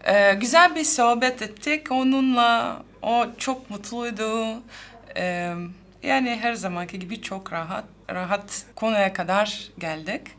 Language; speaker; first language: Turkish; non-native, fluent; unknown